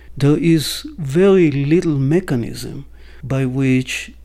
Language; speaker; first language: English; non-native, fluent; Hebrew